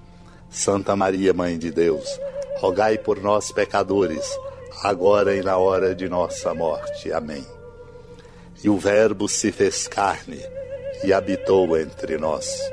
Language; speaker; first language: Portuguese; native; Portuguese